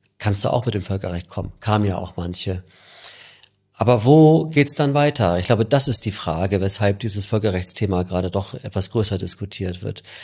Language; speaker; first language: German; native; German